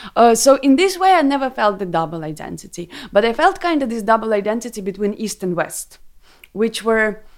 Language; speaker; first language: English; non-native, fluent; Ukrainian